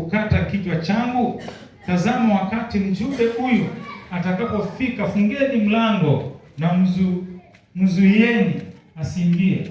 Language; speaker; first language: Swahili; native; Swahili